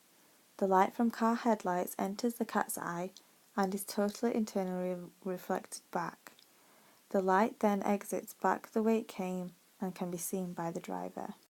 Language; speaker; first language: English; native; English